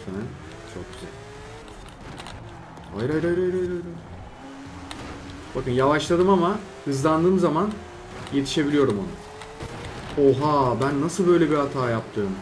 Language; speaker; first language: Turkish; native; Turkish